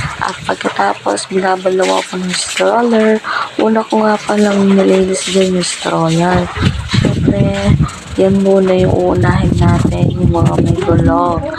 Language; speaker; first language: Filipino; non-native, local second language; Pampanga